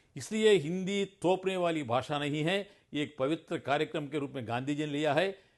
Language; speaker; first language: Hindi; non-native, local second language; Telugu